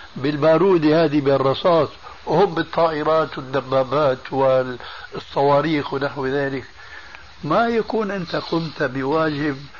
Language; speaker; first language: Arabic; early bilingual, other home language; Albanian